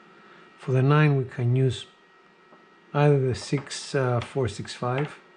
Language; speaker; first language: English; non-native, fluent; Greek